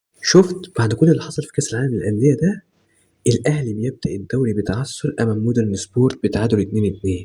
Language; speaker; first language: Arabic; native; Arabic